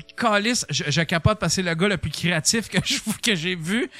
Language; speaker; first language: French; native; French